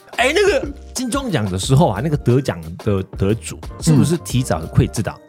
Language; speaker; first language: Chinese; non-native, fluent; Korean